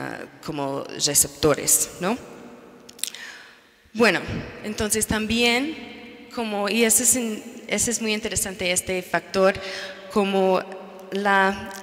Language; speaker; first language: Spanish; non-native, fluent; English